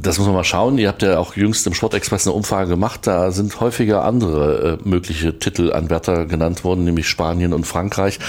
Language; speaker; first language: German; native; German